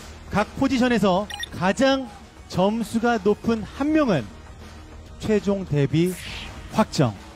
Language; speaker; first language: Korean; native; Korean